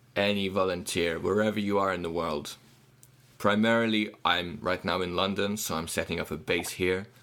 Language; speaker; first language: English; non-native, fluent; Ukrainian